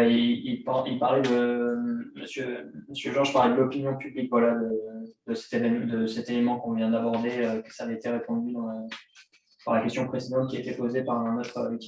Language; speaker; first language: French; native; French